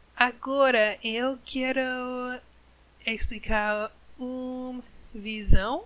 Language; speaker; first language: Portuguese; non-native, learner; English